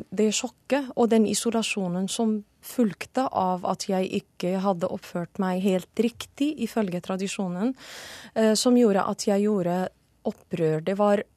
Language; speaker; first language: Norwegian; non-native, fluent; Arabic